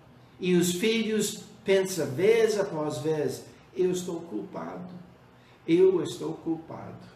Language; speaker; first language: Portuguese; non-native, fluent; English